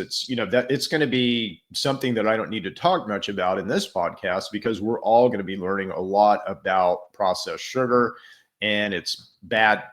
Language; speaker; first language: English; native; English